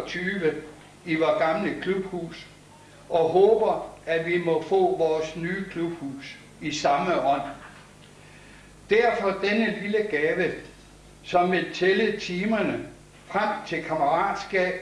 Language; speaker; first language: Danish; native; Danish